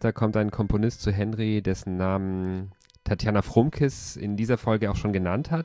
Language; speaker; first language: German; native; German